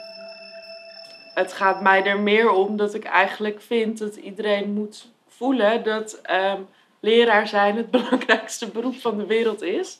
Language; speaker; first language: Dutch; native; Dutch